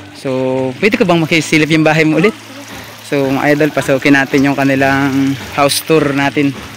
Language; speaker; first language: Filipino; non-native, local second language; Cebuano